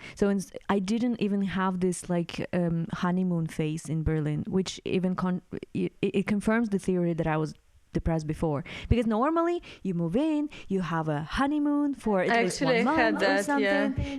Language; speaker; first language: English; non-native, fluent; Russian